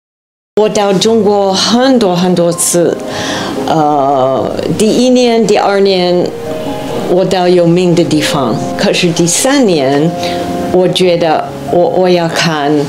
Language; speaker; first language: Chinese; non-native, learner; English